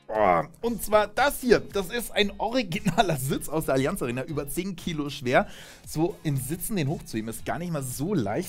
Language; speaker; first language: German; native; German